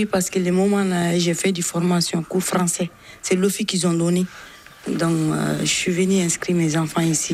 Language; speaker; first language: French; non-native, learner; Bambara